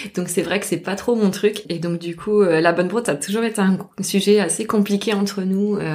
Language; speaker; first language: French; native; French